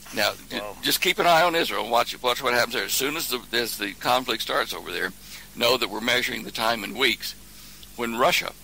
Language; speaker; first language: English; native; English